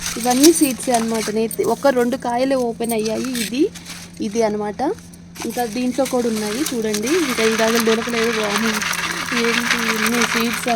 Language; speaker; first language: Telugu; native; Telugu